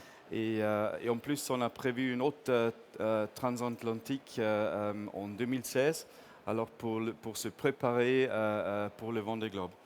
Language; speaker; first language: French; non-native, fluent; English